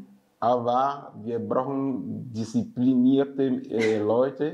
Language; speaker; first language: German; non-native, fluent; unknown